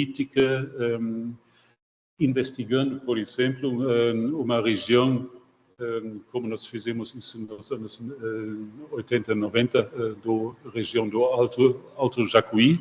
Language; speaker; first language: Portuguese; non-native, fluent; German